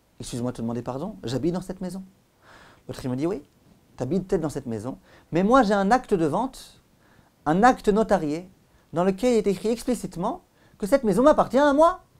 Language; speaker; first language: French; native; French